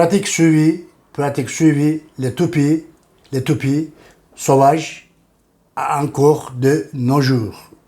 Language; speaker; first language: French; non-native, fluent; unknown